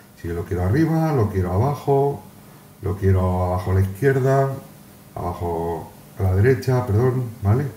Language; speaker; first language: Spanish; native; Spanish